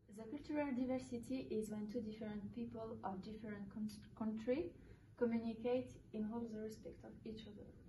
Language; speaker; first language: English; non-native, learner; French